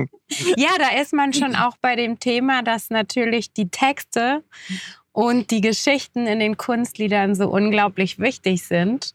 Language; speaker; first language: German; native; German